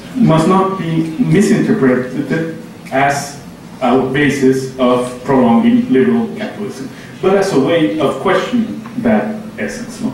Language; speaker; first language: English; non-native, fluent; Spanish